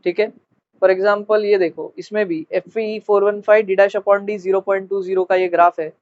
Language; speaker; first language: Hindi; non-native, local second language; Marathi